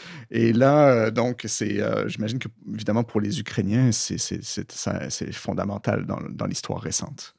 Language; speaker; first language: French; native; French